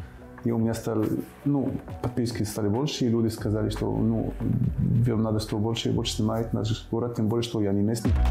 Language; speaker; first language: Russian; non-native, fluent; Arabic